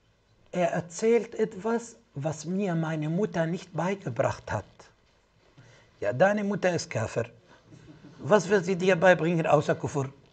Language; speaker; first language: German; non-native, fluent; Arabic